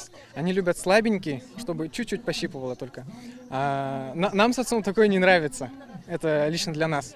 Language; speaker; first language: Russian; native; Russian